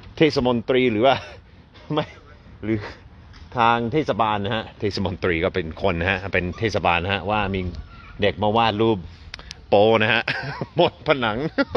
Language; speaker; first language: Thai; non-native, fluent; English